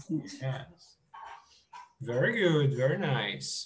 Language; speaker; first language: English; non-native, fluent; Portuguese